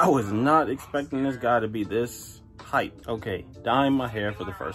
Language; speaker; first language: English; native; English